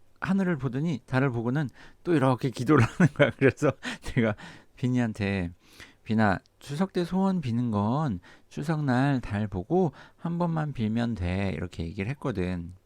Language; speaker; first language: Korean; native; Korean